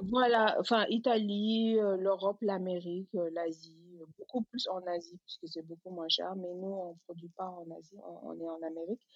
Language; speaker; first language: French; non-native, local second language; Serer